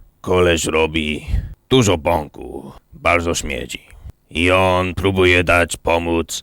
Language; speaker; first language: Polish; non-native, learner; English